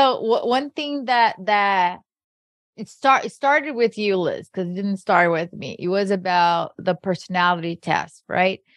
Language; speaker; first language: English; early bilingual, other home language; Portuguese